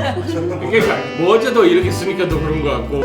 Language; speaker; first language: Korean; non-native, fluent; English